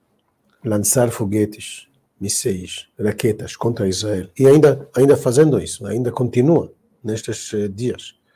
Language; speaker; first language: Portuguese; non-native, fluent; Hebrew